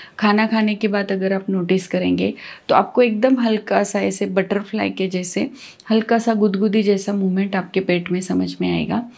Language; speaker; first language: Hindi; non-native, local second language; Marathi